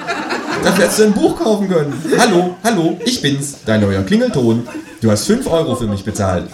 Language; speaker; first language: German; native; German